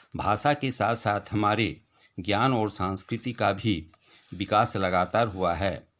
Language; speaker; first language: Hindi; native; Hindi